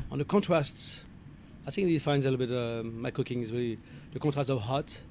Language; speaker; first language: English; non-native, fluent; French